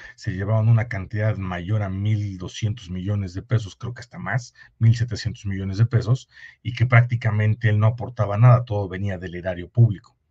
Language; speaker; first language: Spanish; native; Spanish